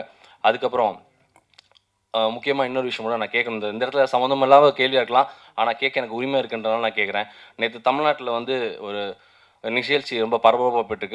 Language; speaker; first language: Tamil; native; Tamil